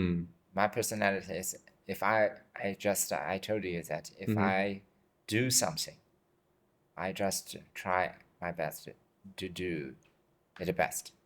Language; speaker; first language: English; non-native, fluent; Chinese